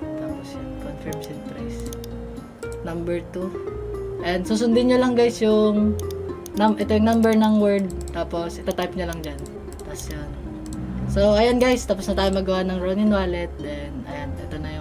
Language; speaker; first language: Filipino; native; Filipino